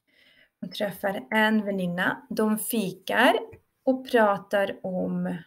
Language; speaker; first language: Swedish; non-native, fluent; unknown